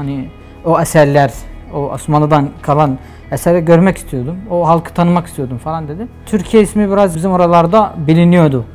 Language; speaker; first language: Turkish; non-native, fluent; Arabic